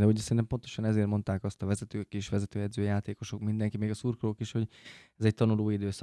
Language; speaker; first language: Hungarian; native; Hungarian